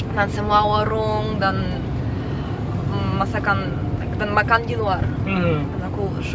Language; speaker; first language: Indonesian; non-native, fluent; Bulgarian